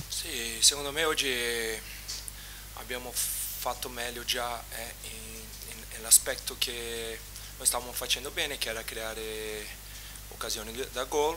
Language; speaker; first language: Italian; non-native, fluent; Portuguese